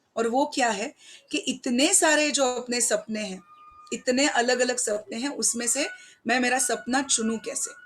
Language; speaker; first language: Hindi; non-native, local second language; Marathi